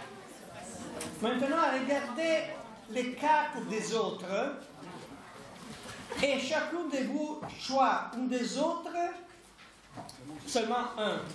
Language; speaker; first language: French; non-native, fluent; Italian